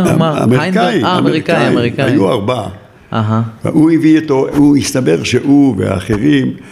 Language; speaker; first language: Hebrew; native; Hebrew